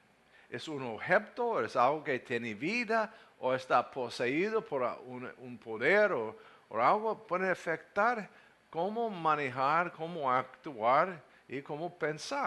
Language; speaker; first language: Spanish; non-native, learner; English